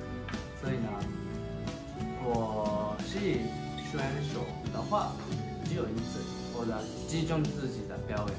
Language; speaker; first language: Chinese; non-native, learner; Japanese